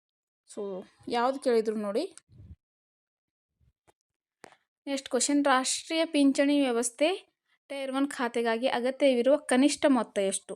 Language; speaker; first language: Kannada; native; Kannada